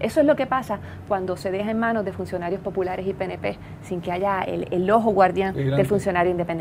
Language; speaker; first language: Spanish; native; Spanish